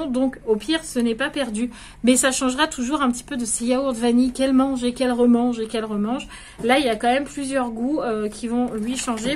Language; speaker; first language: French; native; French